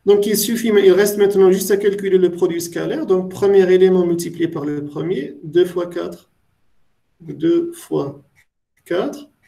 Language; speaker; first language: French; non-native, local second language; Arabic